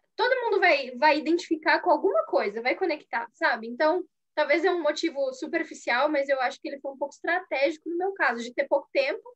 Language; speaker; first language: Portuguese; native; Portuguese